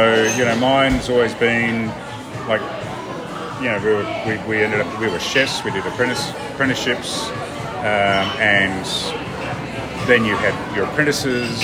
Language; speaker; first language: English; native; English